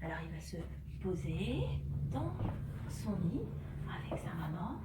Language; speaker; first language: French; native; French